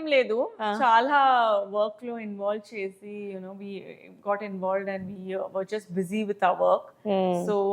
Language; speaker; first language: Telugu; non-native, learner; Hindi